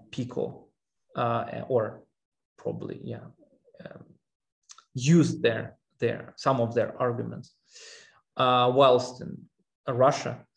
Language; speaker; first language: English; non-native, fluent; Armenian